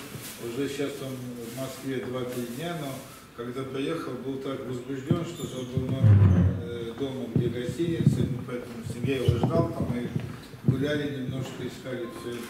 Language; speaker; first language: Russian; native; Russian